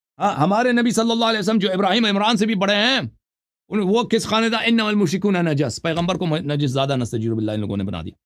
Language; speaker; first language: Urdu; non-native, fluent; Persian